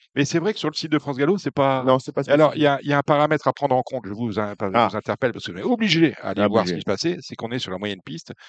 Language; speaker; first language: French; native; French